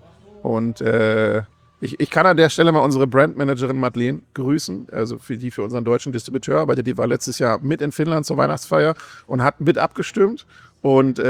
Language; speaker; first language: German; native; German